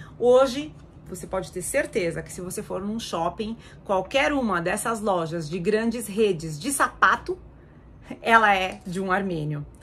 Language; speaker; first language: Portuguese; native; Portuguese